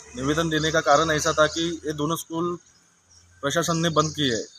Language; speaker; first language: Hindi; non-native, local second language; Marathi